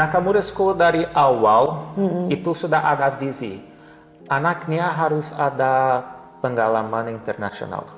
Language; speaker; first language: Indonesian; non-native, learner; Portuguese